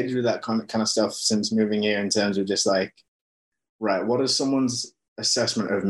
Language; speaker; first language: English; native; English